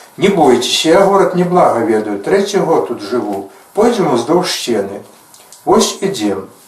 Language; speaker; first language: Belarusian; native; Belarusian